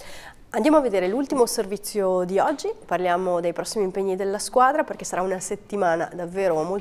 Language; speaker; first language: Italian; native; Italian